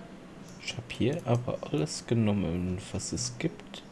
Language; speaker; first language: German; non-native, local second language; Luxembourgish